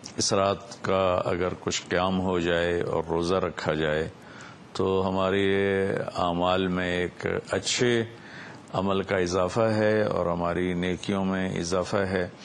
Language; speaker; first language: Urdu; non-native, local second language; Punjabi